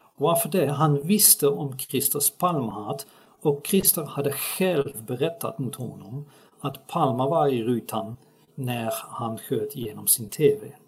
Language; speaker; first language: Swedish; non-native, fluent; Dutch